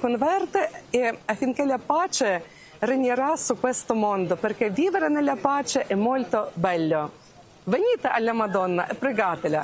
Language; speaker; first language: Italian; non-native, fluent; Ukrainian